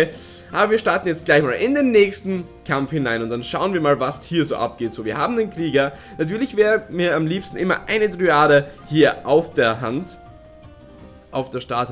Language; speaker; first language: German; native; German